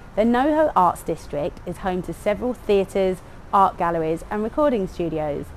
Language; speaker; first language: English; native; English